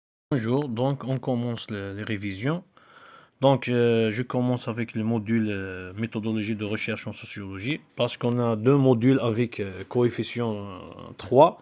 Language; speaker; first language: French; non-native, local second language; Kabyle